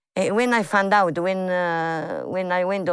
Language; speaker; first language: English; non-native, learner; Italian